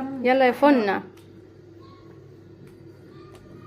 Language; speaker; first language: Arabic; native; Arabic